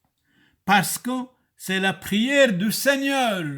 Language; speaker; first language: French; non-native, fluent; Turoyo